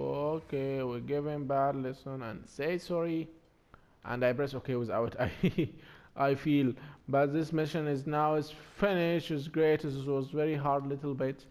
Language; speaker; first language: English; non-native, learner; Arabic